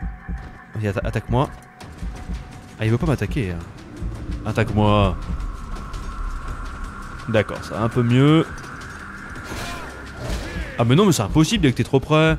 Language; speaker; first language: French; native; French